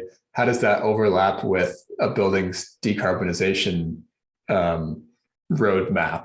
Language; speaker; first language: English; native; English